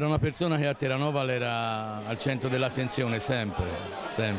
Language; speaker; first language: Italian; native; Italian